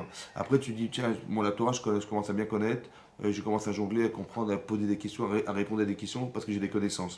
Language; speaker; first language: French; native; French